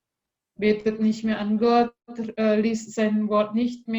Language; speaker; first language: German; non-native, learner; Indonesian